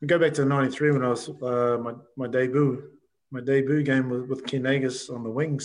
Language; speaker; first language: English; native; English